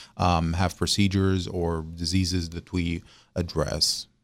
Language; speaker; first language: English; non-native, fluent; Arabic